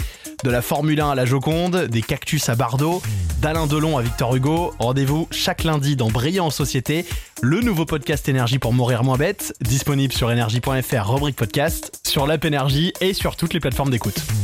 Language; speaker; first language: French; native; French